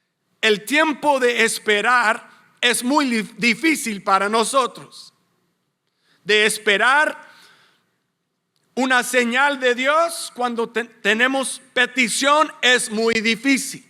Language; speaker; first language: Spanish; non-native, fluent; English